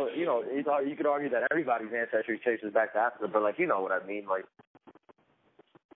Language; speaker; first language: English; native; English